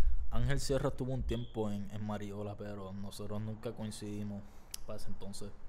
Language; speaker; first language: Spanish; native; Spanish